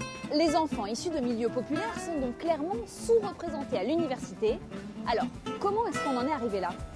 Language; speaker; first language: French; native; French